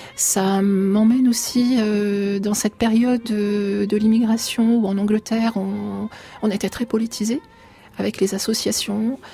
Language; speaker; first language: French; early bilingual, other home language; Arabic